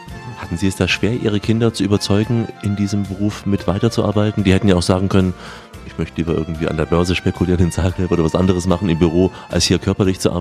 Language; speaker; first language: German; native; German